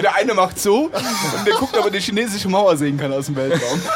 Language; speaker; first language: German; native; German